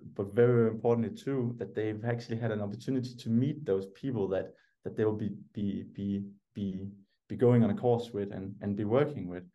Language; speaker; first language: English; non-native, fluent; Danish